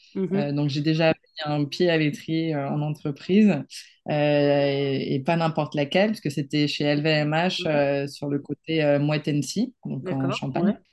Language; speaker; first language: French; non-native, fluent; Spanish